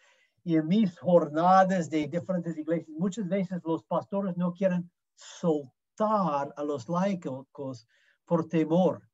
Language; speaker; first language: Spanish; non-native, fluent; English